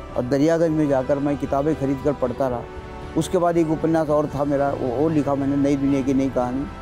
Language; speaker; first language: Hindi; non-native, local second language; Marathi